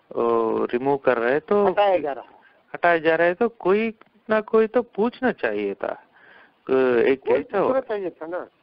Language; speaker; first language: Hindi; non-native, local second language; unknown